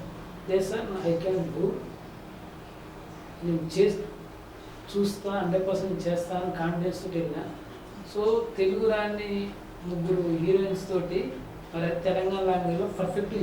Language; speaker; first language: Telugu; native; Telugu